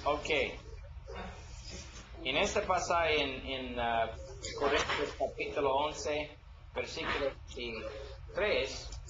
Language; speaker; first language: Spanish; non-native, learner; English